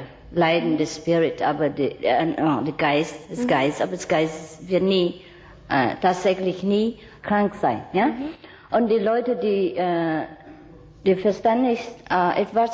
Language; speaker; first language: German; non-native, learner; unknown